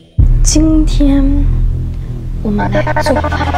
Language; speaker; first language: Chinese; non-native, fluent; Russian